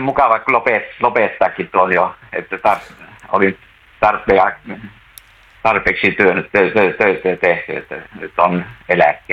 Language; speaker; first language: Finnish; native; Finnish